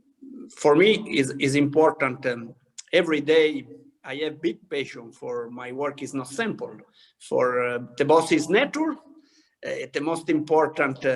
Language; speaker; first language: English; non-native, learner; Italian